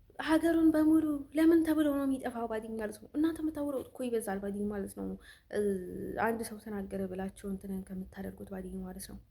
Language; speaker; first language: Amharic; native; Amharic